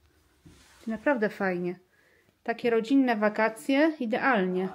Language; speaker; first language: Polish; native; Polish